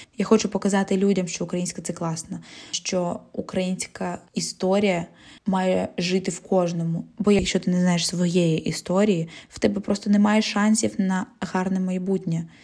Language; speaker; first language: Ukrainian; non-native, local second language; Russian